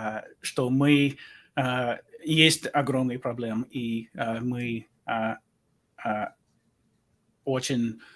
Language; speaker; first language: Russian; non-native, learner; English